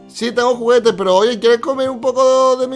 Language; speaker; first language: Spanish; native; Spanish